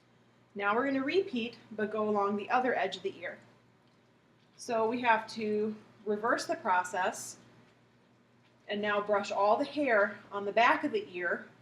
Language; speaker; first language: English; native; English